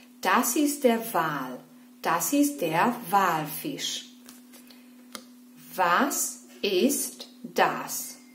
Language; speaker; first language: German; non-native, fluent; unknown